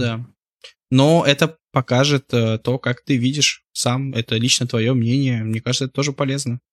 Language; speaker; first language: Russian; native; Russian